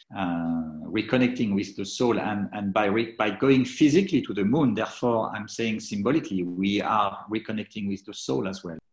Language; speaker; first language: English; non-native, fluent; French